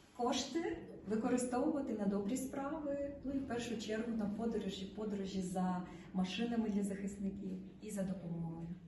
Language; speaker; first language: Ukrainian; native; Ukrainian